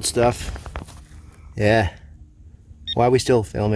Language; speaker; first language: English; native; English